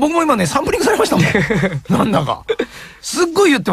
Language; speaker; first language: Japanese; native; Japanese